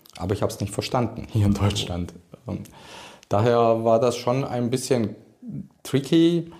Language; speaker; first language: German; early bilingual, other home language; Hungarian